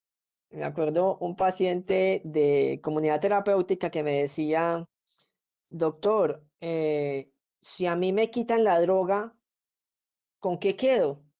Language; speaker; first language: Spanish; native; Spanish